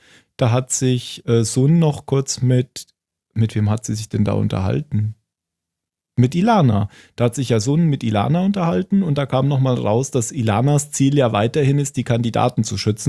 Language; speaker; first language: German; native; German